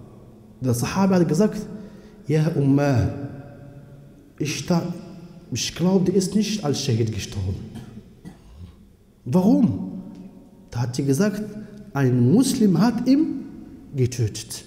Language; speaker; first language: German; non-native, fluent; Arabic